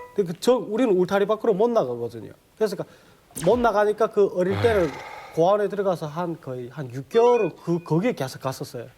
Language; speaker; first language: Korean; native; Korean